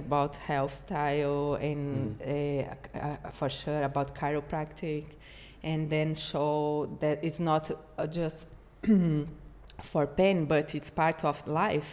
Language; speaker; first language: English; non-native, learner; Portuguese